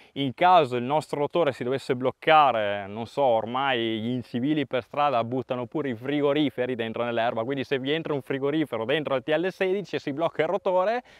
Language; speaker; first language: Italian; native; Italian